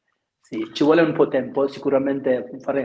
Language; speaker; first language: Italian; non-native, fluent; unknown